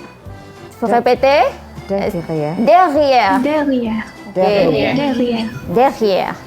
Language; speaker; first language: French; non-native, fluent; Malay